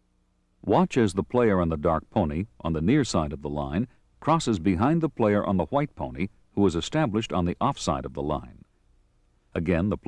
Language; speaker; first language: English; native; English